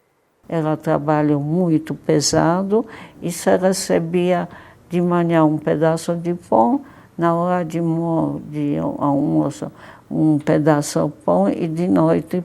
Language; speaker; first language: Portuguese; non-native, fluent; Polish